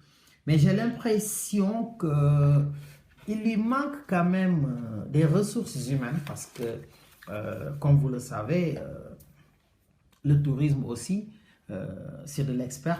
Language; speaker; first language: French; non-native, local second language; Wolof